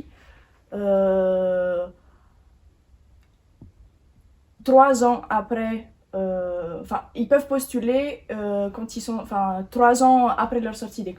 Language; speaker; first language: French; native; French